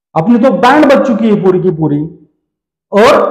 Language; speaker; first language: Hindi; non-native, local second language; Marathi